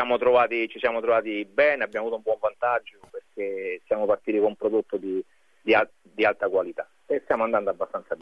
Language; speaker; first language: Italian; native; Italian